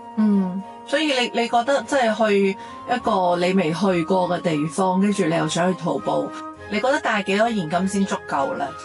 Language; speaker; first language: Chinese; non-native, local second language; Cantonese